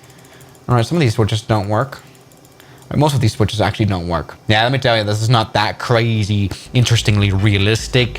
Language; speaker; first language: English; non-native, fluent; German